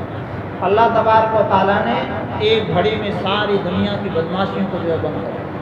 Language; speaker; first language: Urdu; native; Urdu